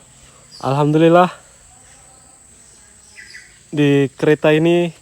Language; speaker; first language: Indonesian; non-native, fluent; Japanese